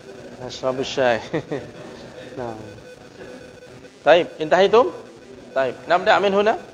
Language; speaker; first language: Arabic; non-native, fluent; Indonesian